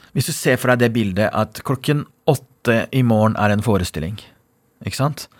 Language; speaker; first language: Norwegian; non-native, fluent; Persian